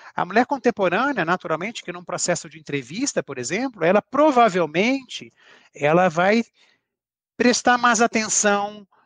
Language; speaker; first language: Portuguese; native; Portuguese